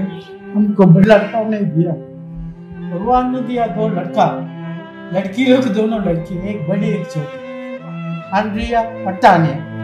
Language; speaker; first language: Hindi; early bilingual, heritage; Hindi